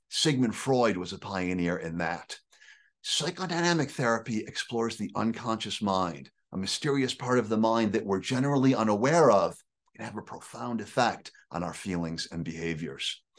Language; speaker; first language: English; native; English